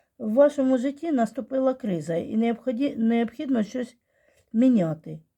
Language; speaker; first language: Ukrainian; non-native, local second language; Russian